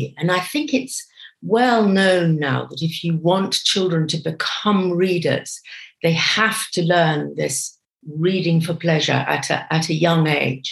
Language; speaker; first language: English; native; English